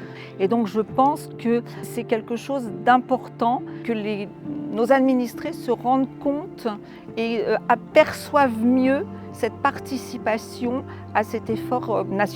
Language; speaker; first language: French; native; French